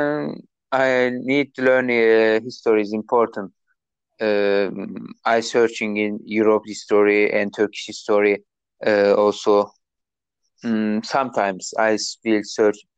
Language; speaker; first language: English; non-native, learner; Turkish